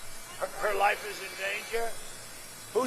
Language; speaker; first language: English; native; English